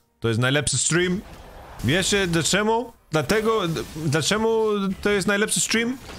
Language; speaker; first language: Polish; non-native, learner; Swedish